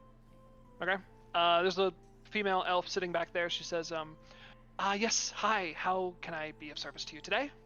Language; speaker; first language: English; native; English